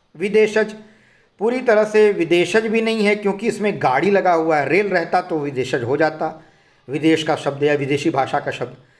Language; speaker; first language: Hindi; native; Hindi